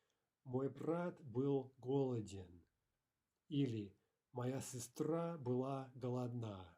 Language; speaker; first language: Russian; non-native, fluent; English